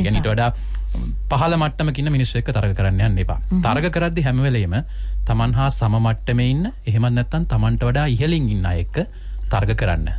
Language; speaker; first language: Sinhala; native; Sinhala